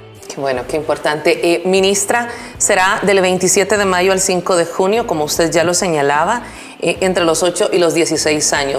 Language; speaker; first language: Spanish; native; Spanish